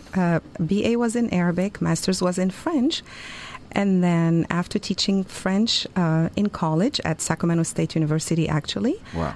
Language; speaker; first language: English; non-native, fluent; Arabic